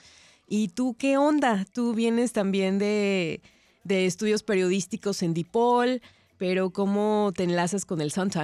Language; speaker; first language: Spanish; native; Spanish